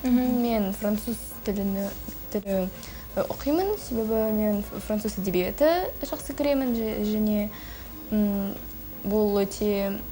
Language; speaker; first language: Kazakh; non-native, local second language; Russian